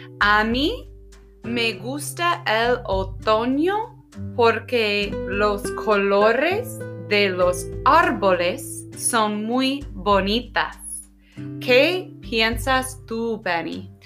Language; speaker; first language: Spanish; non-native, fluent; English